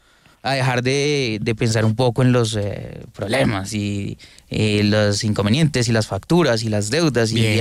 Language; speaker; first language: Spanish; native; Spanish